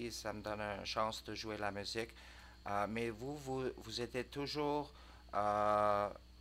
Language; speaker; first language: French; non-native, learner; English